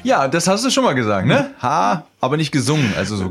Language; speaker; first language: German; native; German